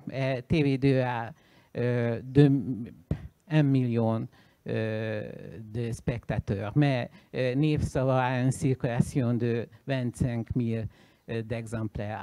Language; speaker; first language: French; non-native, learner; Hungarian